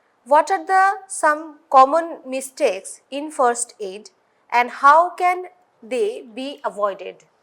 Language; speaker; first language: English; non-native, local second language; Bangla